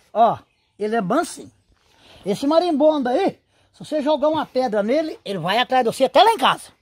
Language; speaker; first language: Portuguese; native; Portuguese